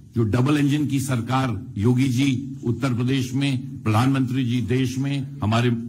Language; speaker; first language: Hindi; native; Hindi